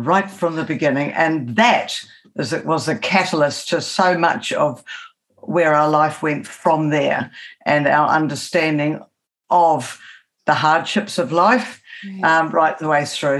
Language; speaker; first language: English; native; English